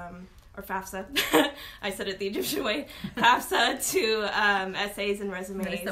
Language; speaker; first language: English; early bilingual, other home language; Arabic